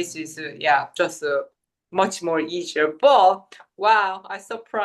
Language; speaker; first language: English; non-native, fluent; Korean